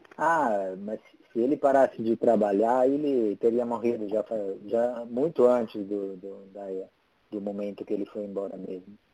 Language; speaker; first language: Portuguese; non-native, fluent; Italian